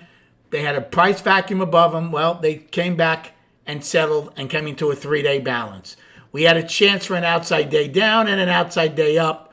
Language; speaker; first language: English; native; English